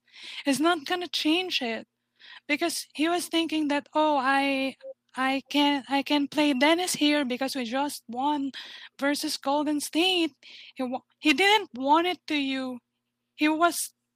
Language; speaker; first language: English; non-native, local second language; Filipino